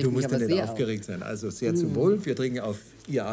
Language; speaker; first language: German; native; German